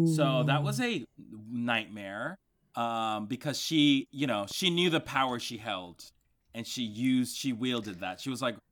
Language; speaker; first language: English; early bilingual, other home language; Spanish